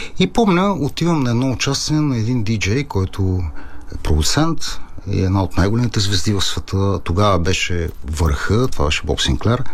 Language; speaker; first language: Bulgarian; non-native, fluent; Italian